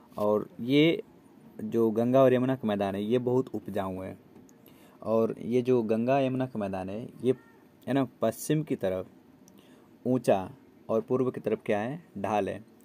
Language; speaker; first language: Hindi; native; Hindi